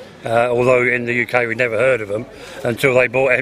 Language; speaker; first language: English; native; English